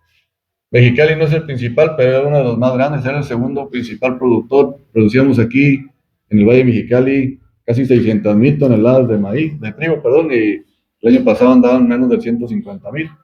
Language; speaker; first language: Spanish; native; Spanish